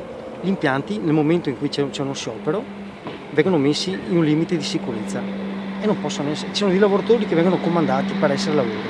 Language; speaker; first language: Italian; native; Italian